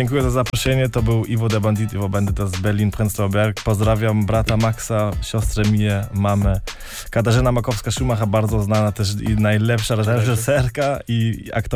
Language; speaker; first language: Polish; early bilingual, heritage; Polish